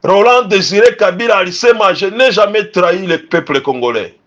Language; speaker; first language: French; non-native, local second language; Swahili